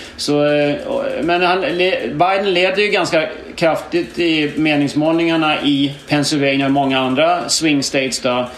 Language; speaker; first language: Swedish; native; Swedish